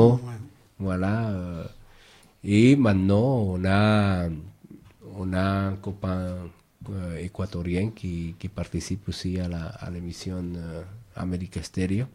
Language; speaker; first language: French; non-native, fluent; Spanish